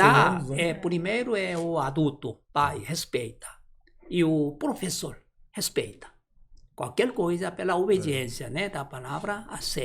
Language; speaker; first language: Portuguese; non-native, learner; Korean